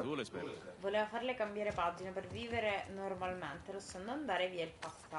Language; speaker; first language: Italian; native; Italian